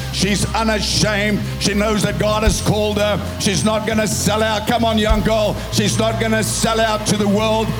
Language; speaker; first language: English; non-native, local second language; Afrikaans